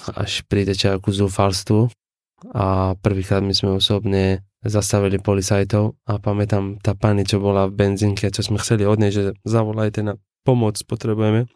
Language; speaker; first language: Slovak; non-native, learner; Persian